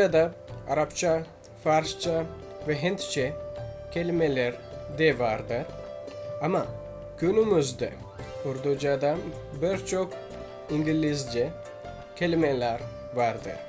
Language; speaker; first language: Turkish; non-native, learner; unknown